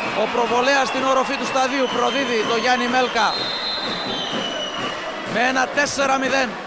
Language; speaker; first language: Greek; native; Greek